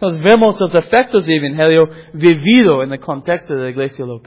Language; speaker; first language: Spanish; non-native, learner; English